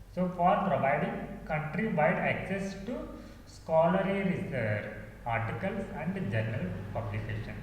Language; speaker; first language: English; non-native, local second language; Kannada